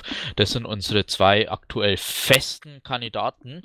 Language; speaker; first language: German; native; German